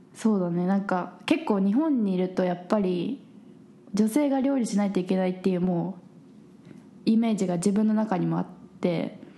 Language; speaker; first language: Japanese; native; Japanese